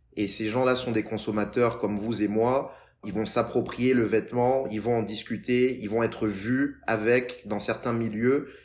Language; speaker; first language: French; non-native, local second language; Lingala